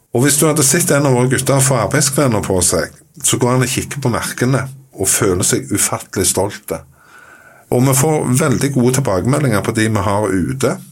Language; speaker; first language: Norwegian; native; Norwegian